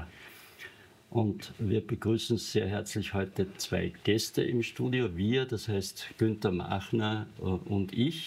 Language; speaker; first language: German; native; German